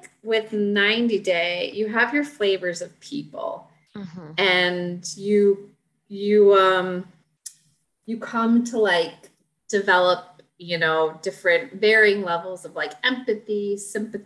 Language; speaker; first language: English; native; English